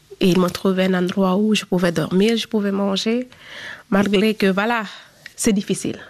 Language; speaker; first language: French; non-native, local second language; Fula